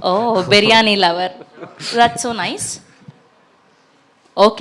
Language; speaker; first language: Telugu; native; Telugu